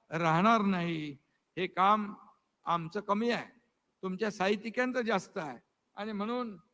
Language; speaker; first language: Marathi; native; Marathi